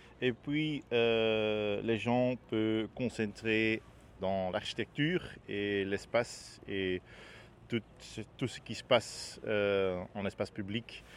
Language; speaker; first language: French; non-native, learner; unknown